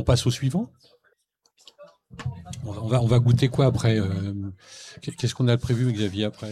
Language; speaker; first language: French; native; French